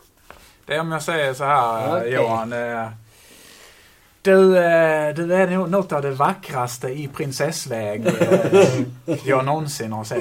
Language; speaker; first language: Swedish; native; Swedish